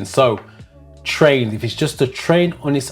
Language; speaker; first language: English; native; English